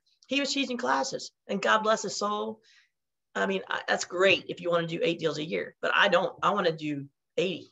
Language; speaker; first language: English; native; English